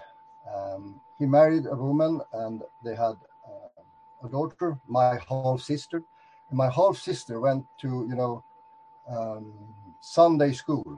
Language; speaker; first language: English; non-native, fluent; Swedish